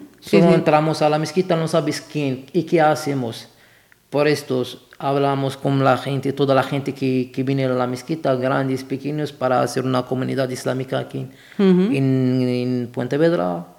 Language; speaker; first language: Spanish; non-native, learner; Arabic